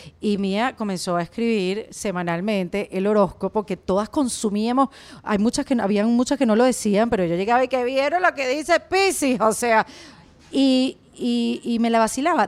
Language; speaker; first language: Spanish; native; Spanish